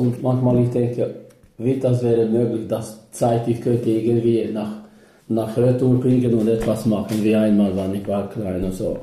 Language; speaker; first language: German; non-native, learner; Albanian